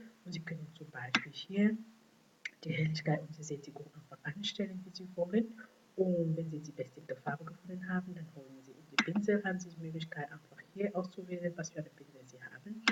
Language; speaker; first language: German; non-native, fluent; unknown